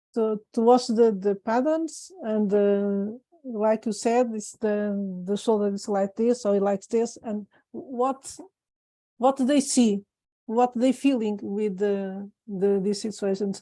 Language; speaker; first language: English; non-native, fluent; Portuguese